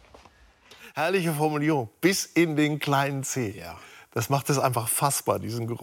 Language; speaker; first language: German; native; German